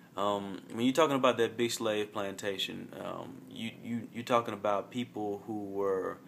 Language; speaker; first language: English; native; English